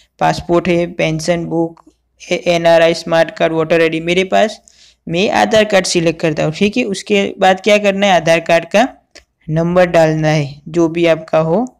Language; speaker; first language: Hindi; non-native, local second language; Gujarati